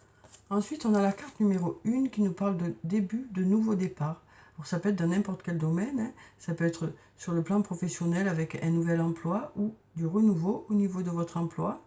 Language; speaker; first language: French; native; French